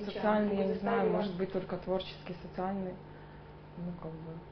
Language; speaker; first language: Russian; native; Russian